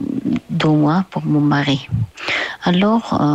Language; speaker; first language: French; non-native, learner; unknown